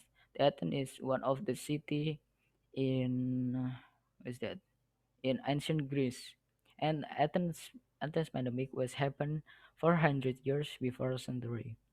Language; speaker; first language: English; non-native, learner; Indonesian